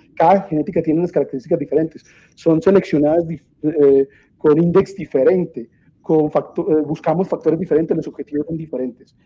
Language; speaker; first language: Spanish; native; Spanish